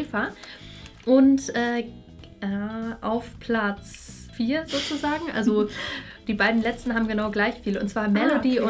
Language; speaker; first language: German; native; German